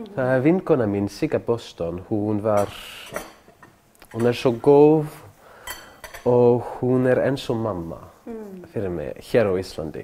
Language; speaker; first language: Icelandic; non-native, learner; French